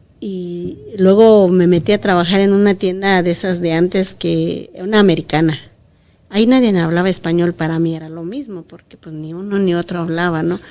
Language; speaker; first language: Spanish; non-native, local second language; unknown